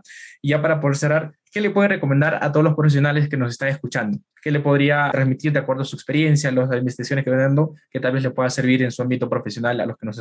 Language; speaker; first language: Spanish; native; Spanish